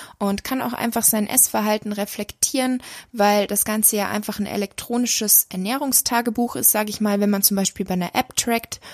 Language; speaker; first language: German; native; German